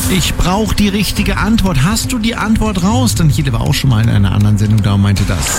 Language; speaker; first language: German; native; German